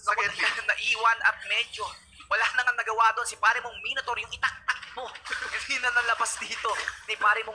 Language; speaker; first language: Filipino; native; Filipino